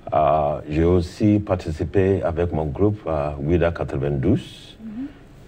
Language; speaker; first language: French; non-native, learner; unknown